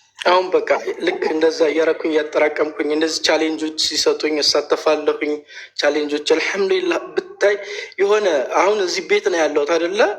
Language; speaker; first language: Amharic; native; Amharic